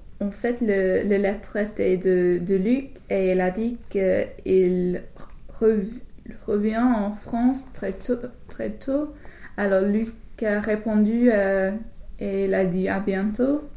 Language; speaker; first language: French; non-native, learner; English